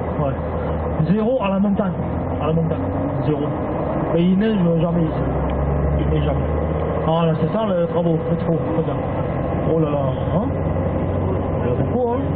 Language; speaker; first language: French; non-native, fluent; Cantonese